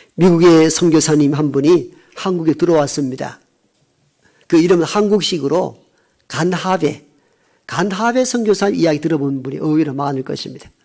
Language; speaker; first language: Korean; native; Korean